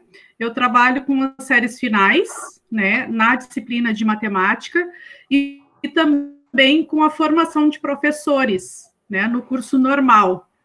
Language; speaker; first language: Portuguese; native; Portuguese